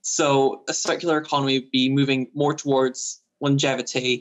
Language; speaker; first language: English; native; English